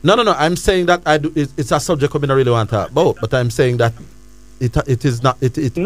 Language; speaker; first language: English; native; English